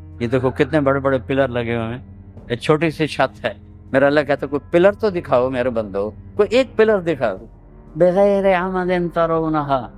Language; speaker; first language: Urdu; non-native, local second language; Punjabi